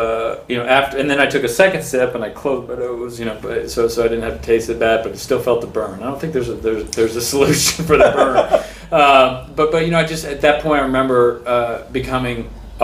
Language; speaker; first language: English; native; English